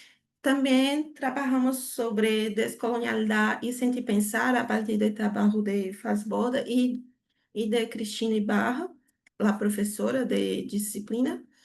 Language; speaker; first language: Spanish; non-native, learner; Portuguese